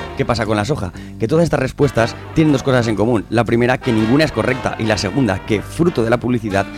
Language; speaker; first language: Spanish; native; Spanish